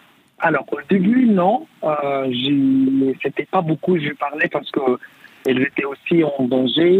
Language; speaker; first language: French; non-native, fluent; Arabic